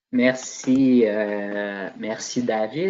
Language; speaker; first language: French; native; French